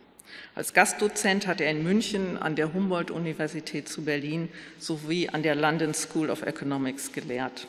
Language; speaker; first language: German; native; German